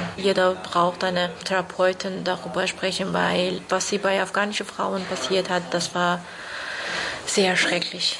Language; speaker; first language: German; non-native, fluent; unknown